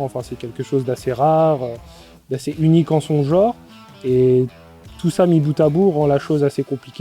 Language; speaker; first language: French; native; French